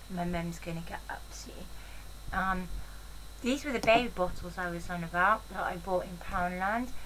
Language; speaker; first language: English; native; English